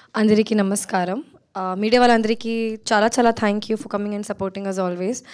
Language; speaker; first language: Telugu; non-native, learner; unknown